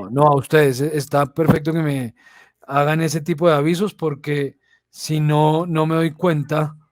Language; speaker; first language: Spanish; native; Spanish